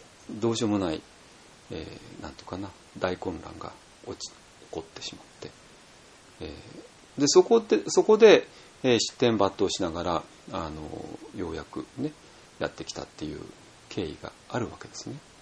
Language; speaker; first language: Japanese; native; Japanese